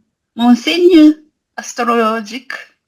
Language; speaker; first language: French; non-native, learner; Japanese